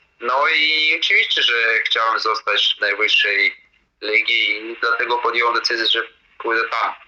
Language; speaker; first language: Polish; non-native, fluent; Latvian